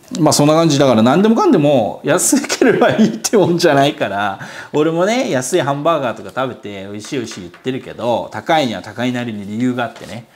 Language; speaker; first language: Japanese; native; Japanese